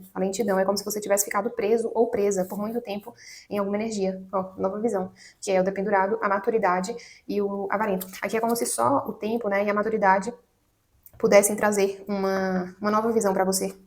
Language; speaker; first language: Portuguese; native; Portuguese